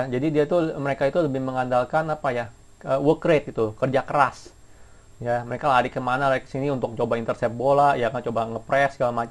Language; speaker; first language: Indonesian; native; Indonesian